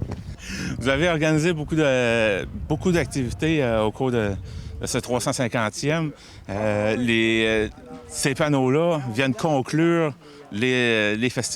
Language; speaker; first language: French; native; French